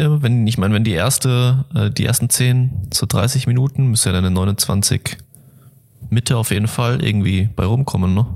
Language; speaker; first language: German; native; German